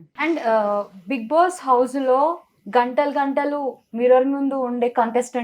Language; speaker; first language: Telugu; native; Telugu